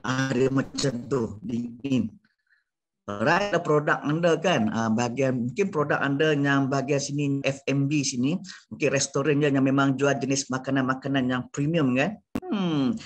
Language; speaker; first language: Malay; native; Malay